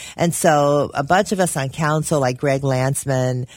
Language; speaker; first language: English; native; English